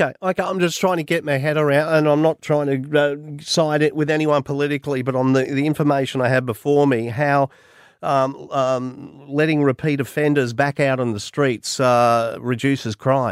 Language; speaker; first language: English; native; English